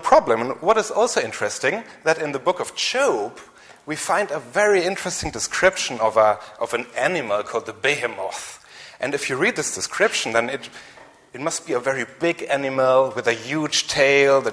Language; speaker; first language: English; non-native, fluent; German